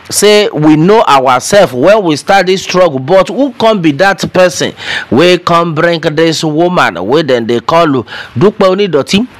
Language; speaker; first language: Nigerian Pidgin; non-native, local second language; Yoruba